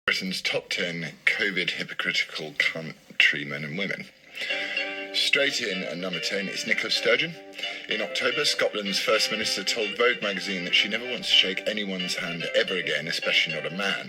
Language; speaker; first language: English; native; English